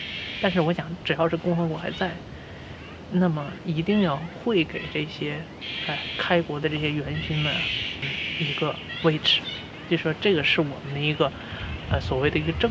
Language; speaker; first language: Chinese; native; Chinese